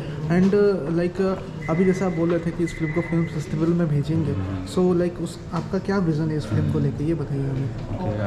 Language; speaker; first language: Hindi; non-native, local second language; Bhojpuri